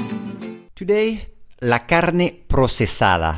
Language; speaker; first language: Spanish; non-native, fluent; English